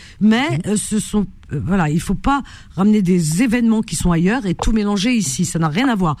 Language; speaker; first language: French; native; French